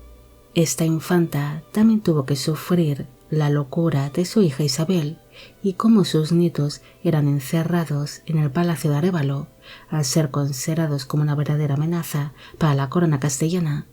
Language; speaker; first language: Spanish; native; Spanish